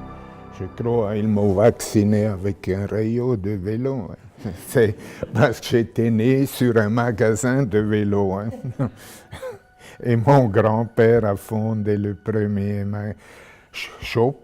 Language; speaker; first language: French; non-native, local second language; German